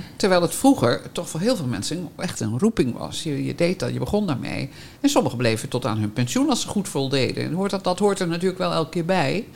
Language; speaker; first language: Dutch; native; Dutch